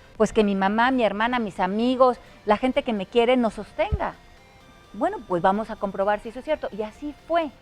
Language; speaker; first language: Spanish; native; Spanish